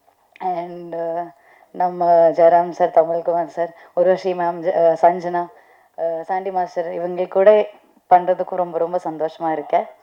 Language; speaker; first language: Tamil; non-native, learner; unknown